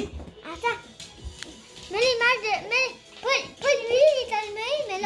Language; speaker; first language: French; native; French